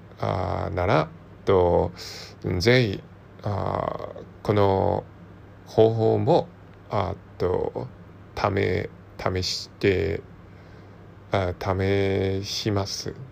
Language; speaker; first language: Japanese; non-native, learner; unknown